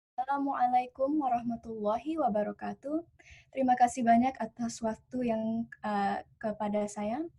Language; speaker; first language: Indonesian; early bilingual, heritage; Indonesian